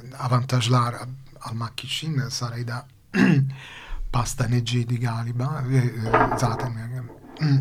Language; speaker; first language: Turkish; non-native, fluent; Italian